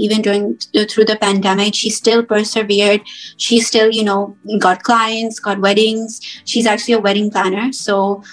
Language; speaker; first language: English; native; English